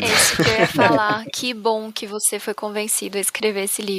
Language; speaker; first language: Portuguese; native; Portuguese